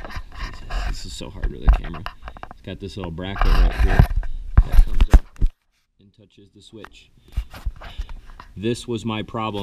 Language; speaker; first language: English; native; English